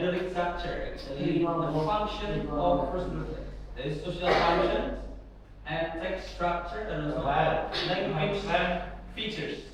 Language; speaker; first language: English; non-native, fluent; Indonesian